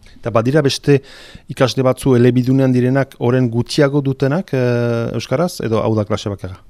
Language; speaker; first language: Basque; native; Basque